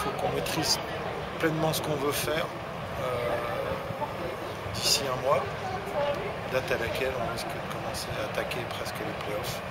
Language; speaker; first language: French; native; French